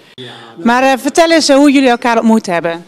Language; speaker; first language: Dutch; native; Dutch